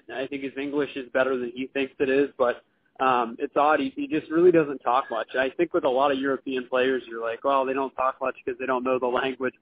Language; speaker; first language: English; native; English